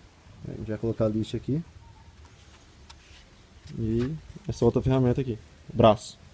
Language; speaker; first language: Portuguese; native; Portuguese